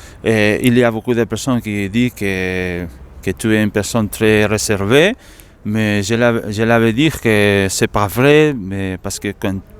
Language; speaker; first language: French; non-native, learner; Spanish